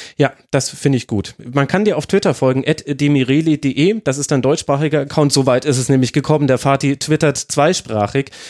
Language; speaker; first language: German; native; German